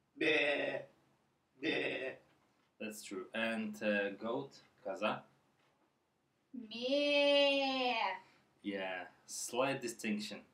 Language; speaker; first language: English; non-native, fluent; Russian